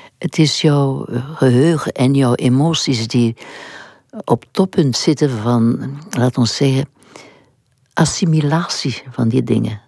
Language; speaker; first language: Dutch; non-native, local second language; French